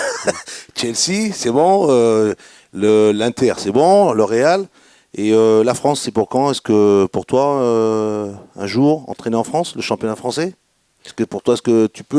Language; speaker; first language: French; native; French